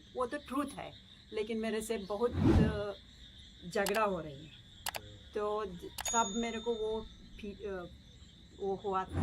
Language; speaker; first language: Hindi; non-native, local second language; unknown